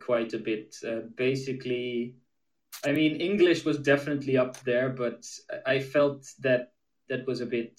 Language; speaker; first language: English; non-native, fluent; Dutch